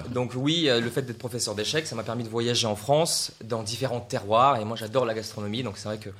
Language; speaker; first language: French; non-native, fluent; Russian